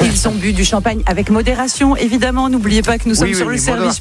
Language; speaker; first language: French; native; French